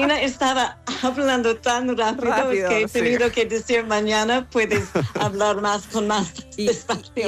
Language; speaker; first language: Spanish; non-native, fluent; English